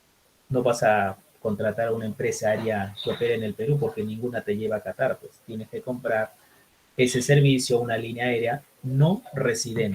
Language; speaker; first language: Spanish; native; Spanish